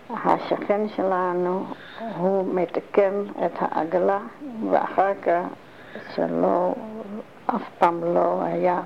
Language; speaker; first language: Hebrew; non-native, learner; Dutch